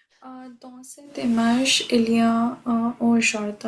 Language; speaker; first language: French; non-native, learner; Hindi